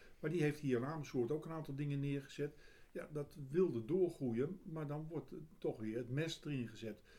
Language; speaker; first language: Dutch; native; Dutch